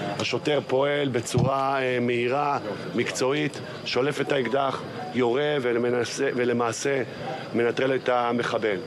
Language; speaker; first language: Hebrew; native; Hebrew